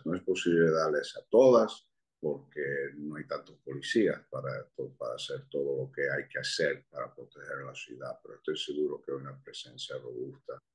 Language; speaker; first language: Spanish; early bilingual, heritage; Spanish